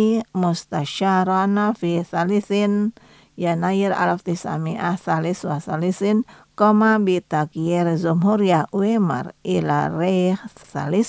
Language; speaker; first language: Arabic; non-native, fluent; Indonesian